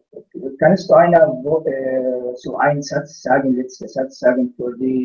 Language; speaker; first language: German; non-native, learner; Arabic